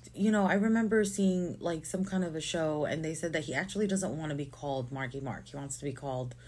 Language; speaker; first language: English; non-native, local second language; Filipino